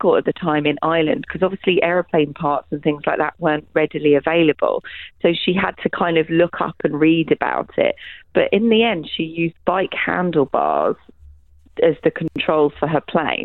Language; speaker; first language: English; native; English